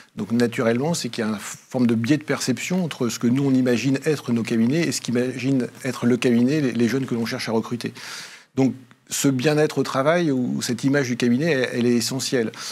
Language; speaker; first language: French; native; French